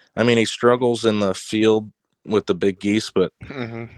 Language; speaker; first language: English; native; English